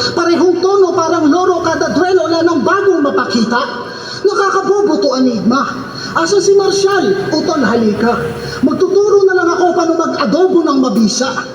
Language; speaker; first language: Filipino; non-native, local second language; Cebuano